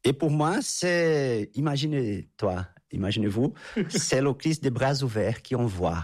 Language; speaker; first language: French; non-native, fluent; Portuguese